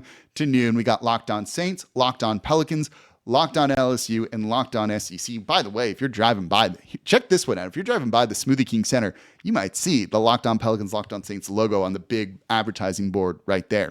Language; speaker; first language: English; native; English